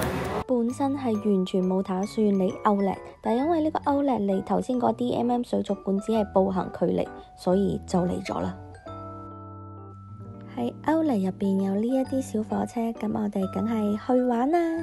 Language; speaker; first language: Cantonese; native; Cantonese